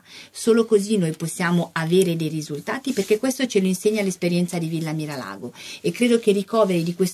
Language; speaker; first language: Italian; native; Italian